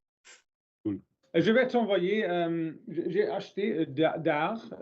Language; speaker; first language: French; non-native, learner; English